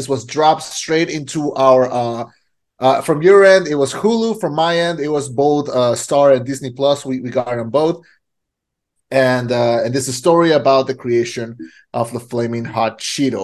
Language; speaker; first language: English; non-native, fluent; Spanish